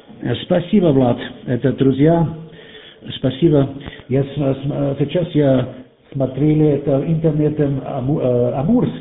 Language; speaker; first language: Russian; non-native, learner; German